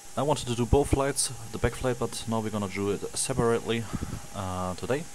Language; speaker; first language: English; non-native, fluent; German